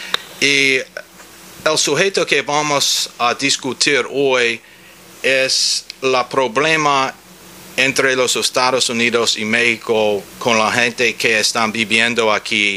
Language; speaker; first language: Spanish; non-native, learner; English